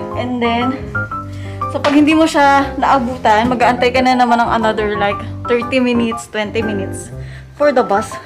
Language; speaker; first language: Filipino; native; Filipino